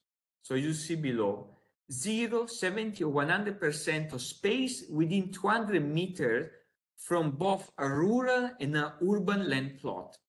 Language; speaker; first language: English; non-native, fluent; Italian